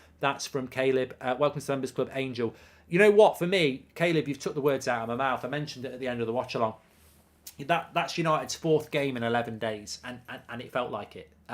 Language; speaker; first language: English; native; English